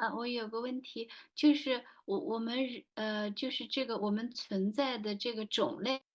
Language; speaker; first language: Chinese; native; Chinese